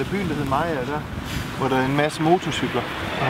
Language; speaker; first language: Danish; native; Danish